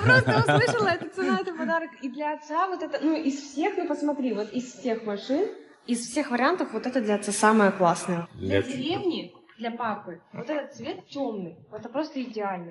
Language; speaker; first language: Russian; native; Russian